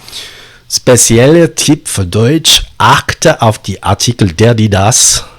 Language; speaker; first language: German; non-native, fluent; English